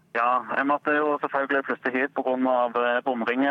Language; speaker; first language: Norwegian; native; Norwegian